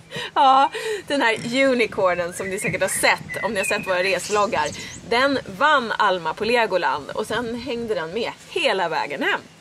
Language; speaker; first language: Swedish; native; Swedish